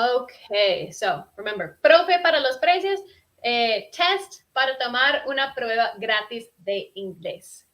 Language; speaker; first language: Spanish; non-native, fluent; English